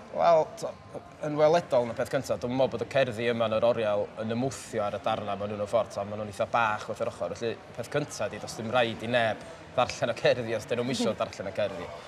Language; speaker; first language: Welsh; native; Welsh